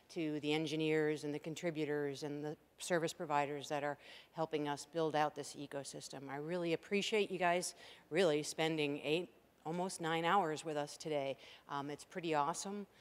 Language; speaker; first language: English; native; English